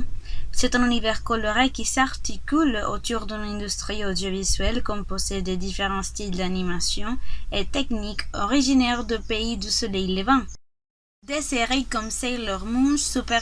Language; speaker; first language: French; non-native, learner; Spanish